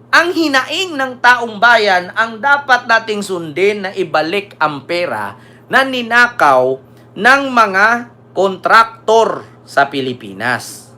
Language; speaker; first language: Filipino; native; Filipino